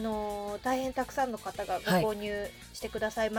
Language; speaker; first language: Japanese; native; Japanese